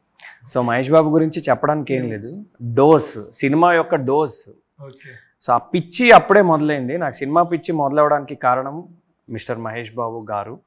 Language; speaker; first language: Telugu; native; Telugu